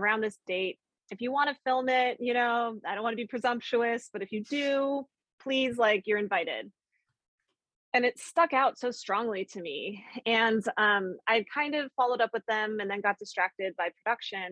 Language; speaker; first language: English; native; English